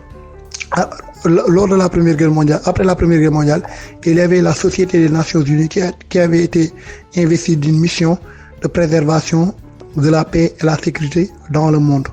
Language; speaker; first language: French; non-native, local second language; Wolof